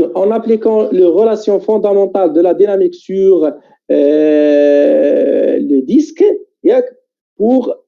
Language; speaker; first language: French; non-native, local second language; Arabic